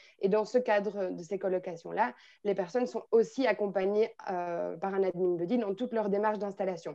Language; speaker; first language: French; native; French